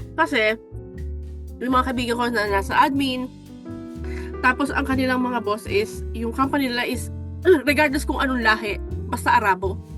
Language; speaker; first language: Filipino; native; Filipino